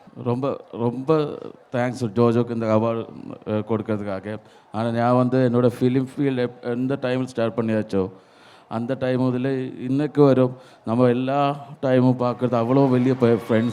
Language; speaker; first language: Tamil; non-native, learner; Malayalam